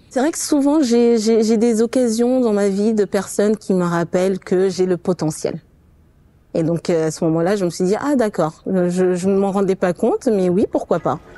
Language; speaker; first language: French; non-native, fluent; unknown